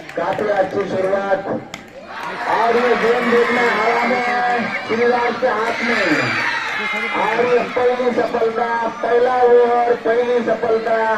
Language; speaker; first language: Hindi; non-native, local second language; Marathi